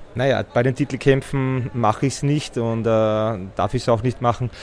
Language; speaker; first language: German; native; German